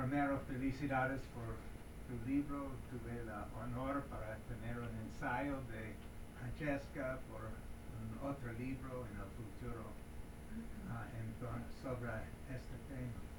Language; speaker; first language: Spanish; non-native, learner; English